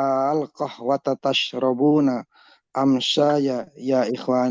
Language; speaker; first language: Arabic; non-native, learner; Indonesian